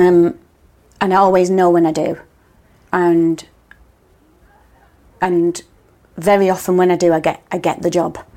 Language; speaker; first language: English; native; English